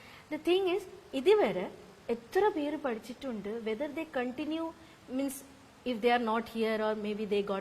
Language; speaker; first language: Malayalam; non-native, local second language; Bangla